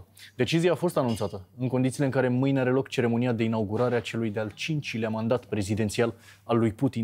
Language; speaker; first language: Romanian; native; Romanian